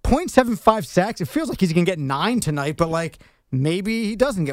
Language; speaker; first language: English; native; English